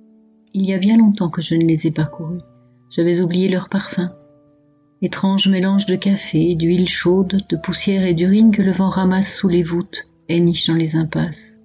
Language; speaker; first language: French; native; French